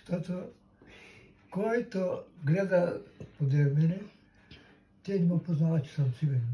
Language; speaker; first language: Bulgarian; non-native, local second language; Turkish